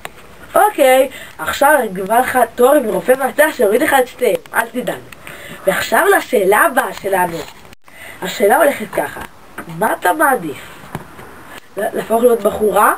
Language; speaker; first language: Hebrew; native; Hebrew